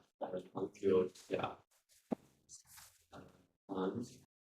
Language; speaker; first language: Chinese; non-native, learner; Portuguese